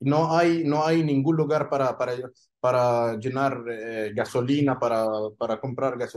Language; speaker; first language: Spanish; non-native, fluent; Arabic